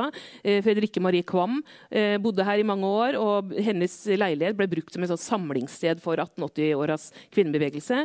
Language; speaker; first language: Norwegian; native; Norwegian